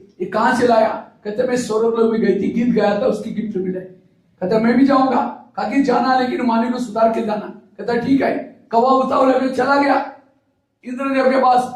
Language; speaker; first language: Hindi; non-native, local second language; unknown